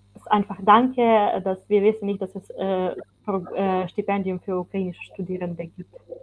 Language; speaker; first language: German; non-native, fluent; Ukrainian